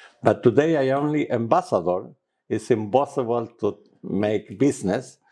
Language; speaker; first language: English; non-native, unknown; Spanish